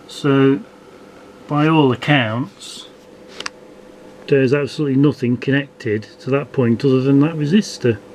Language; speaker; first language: English; native; English